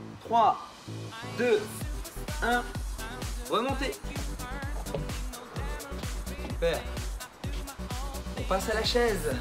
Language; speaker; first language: French; native; French